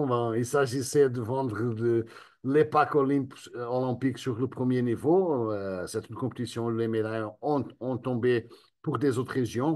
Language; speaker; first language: French; non-native, fluent; Spanish